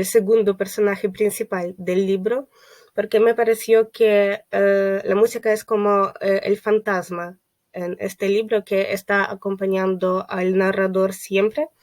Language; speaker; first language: Spanish; non-native, fluent; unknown